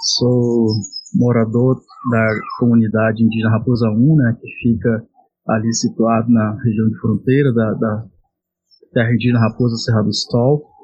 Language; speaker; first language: Portuguese; non-native, local second language; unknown